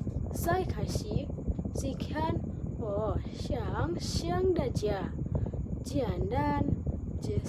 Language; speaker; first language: Chinese; non-native, learner; Indonesian